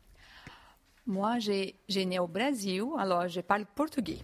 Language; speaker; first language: French; non-native, learner; Portuguese